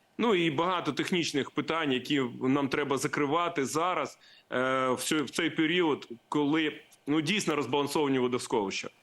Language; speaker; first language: Ukrainian; native; Ukrainian